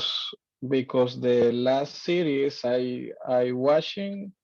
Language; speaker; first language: English; non-native, learner; Spanish